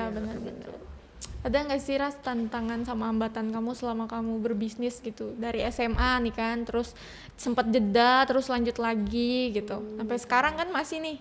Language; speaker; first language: Indonesian; native; Indonesian